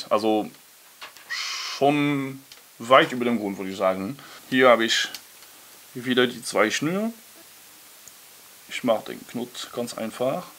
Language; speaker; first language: German; non-native, learner; French